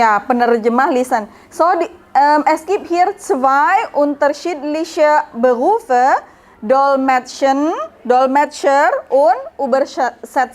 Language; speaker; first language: German; non-native, learner; Indonesian